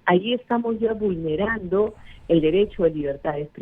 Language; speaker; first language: Spanish; native; Spanish